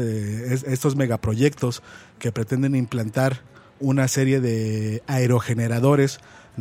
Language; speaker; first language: Spanish; native; Spanish